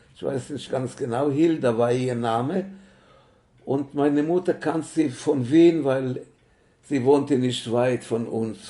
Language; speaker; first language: German; native; German